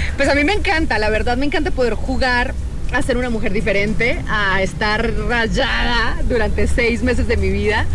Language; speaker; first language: Spanish; native; Spanish